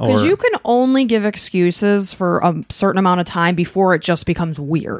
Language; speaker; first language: English; native; English